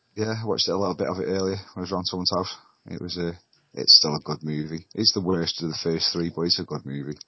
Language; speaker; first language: English; native; English